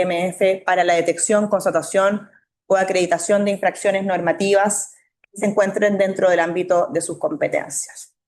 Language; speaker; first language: Spanish; native; Spanish